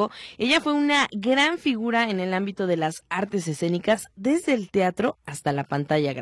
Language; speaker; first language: Spanish; native; Spanish